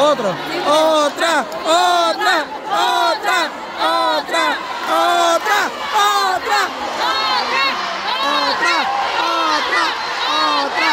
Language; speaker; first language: Spanish; native; Spanish